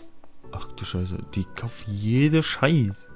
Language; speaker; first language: German; non-native, fluent; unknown